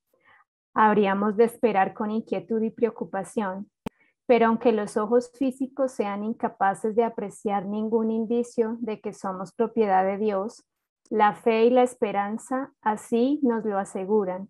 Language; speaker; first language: Spanish; native; Spanish